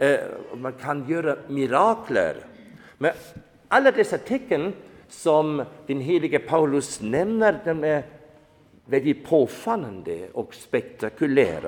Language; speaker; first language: Swedish; non-native, fluent; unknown